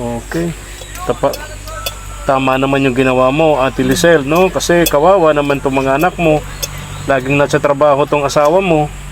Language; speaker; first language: Filipino; native; Filipino